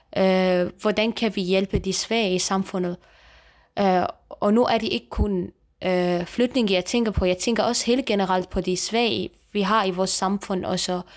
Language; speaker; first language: Danish; non-native, fluent; Kurdish